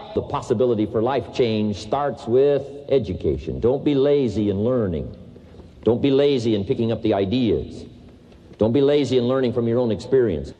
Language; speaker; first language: English; native; English